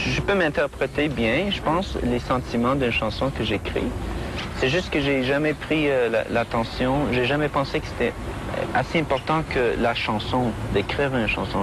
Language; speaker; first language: French; non-native, fluent; English